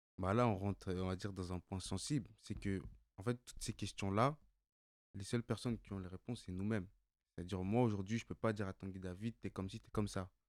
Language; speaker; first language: French; non-native, local second language; Bambara